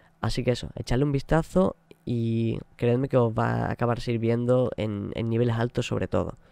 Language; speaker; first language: Spanish; native; Spanish